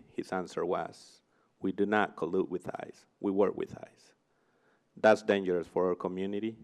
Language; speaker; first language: English; non-native, fluent; Spanish